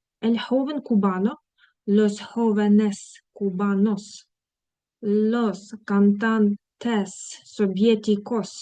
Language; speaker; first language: Spanish; non-native, fluent; Ukrainian